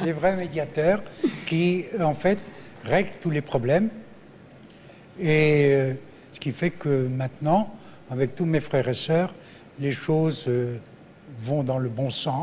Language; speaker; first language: French; native; French